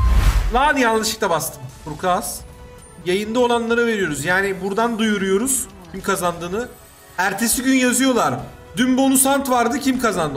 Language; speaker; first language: Turkish; native; Turkish